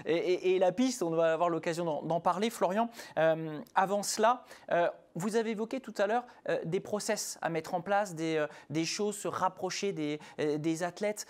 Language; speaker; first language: French; native; French